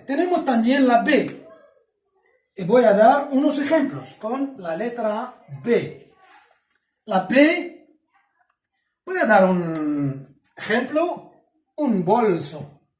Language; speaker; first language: Spanish; non-native, fluent; Arabic